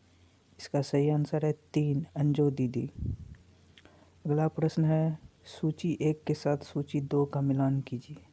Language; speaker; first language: Hindi; native; Hindi